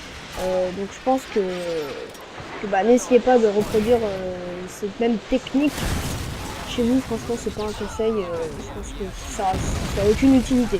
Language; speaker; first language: French; native; French